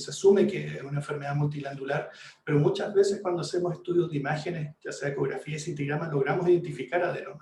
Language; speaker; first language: Spanish; native; Spanish